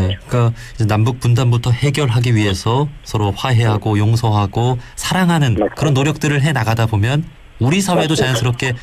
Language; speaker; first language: Korean; native; Korean